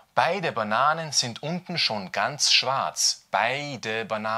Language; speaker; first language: German; non-native, fluent; Chinese